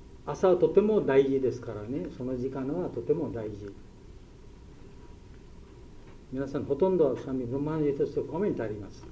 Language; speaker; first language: Japanese; non-native, learner; Bangla